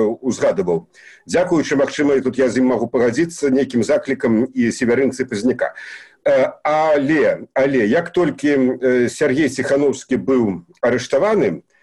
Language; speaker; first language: Belarusian; native; Belarusian